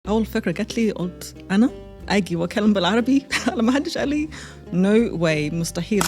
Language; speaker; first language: Egyptian Arabic; early bilingual, heritage; Arabic